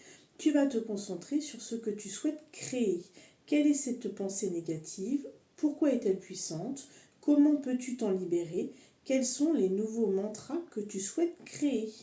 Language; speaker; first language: French; native; French